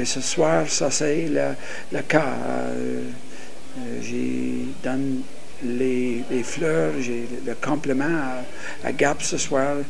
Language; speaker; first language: French; non-native, learner; English